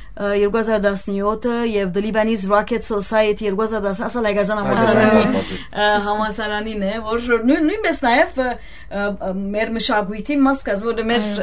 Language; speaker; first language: Armenian; early bilingual, heritage; Armenian